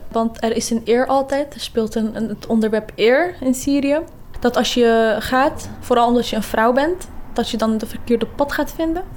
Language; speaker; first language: Dutch; early bilingual, other home language; Kurdish